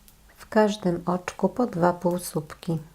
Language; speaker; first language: Polish; native; Polish